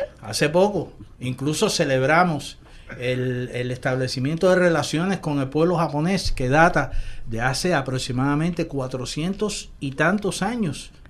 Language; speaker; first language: Spanish; native; Spanish